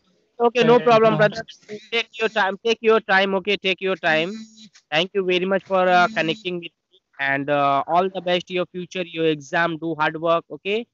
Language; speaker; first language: English; non-native, learner; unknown